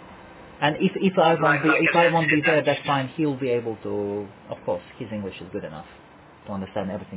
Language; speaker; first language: English; non-native, fluent; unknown